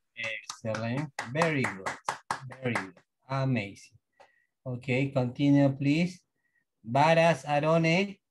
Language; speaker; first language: English; non-native, learner; Spanish